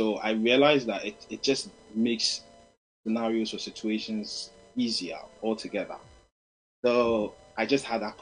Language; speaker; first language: English; non-native, local second language; Akan